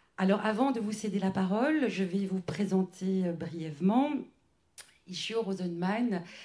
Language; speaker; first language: French; native; French